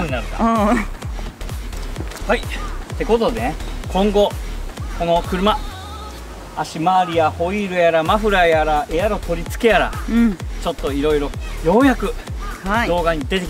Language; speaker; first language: Japanese; native; Japanese